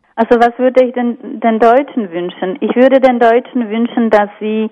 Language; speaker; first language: German; non-native, fluent; Slovak